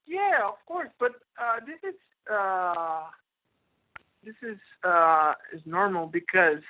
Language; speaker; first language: English; non-native, learner; Portuguese